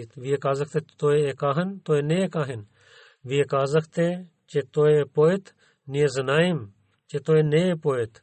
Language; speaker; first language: Bulgarian; non-native, learner; Urdu